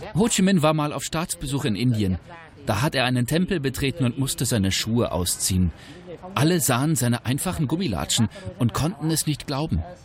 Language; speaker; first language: German; native; German